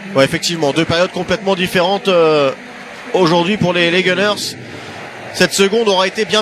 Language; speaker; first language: French; native; French